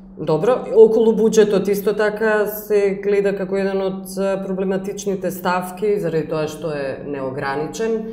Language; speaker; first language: Macedonian; native; Macedonian